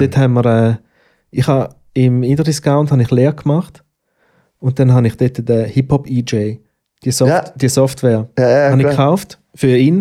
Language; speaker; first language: German; native; German